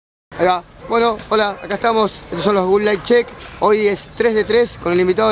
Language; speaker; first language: Spanish; native; Spanish